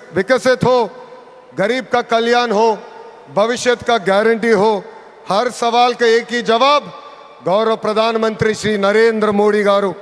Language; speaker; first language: Hindi; non-native, local second language; Telugu